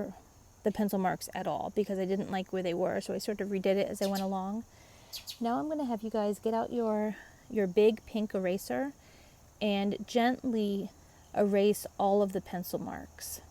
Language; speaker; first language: English; native; English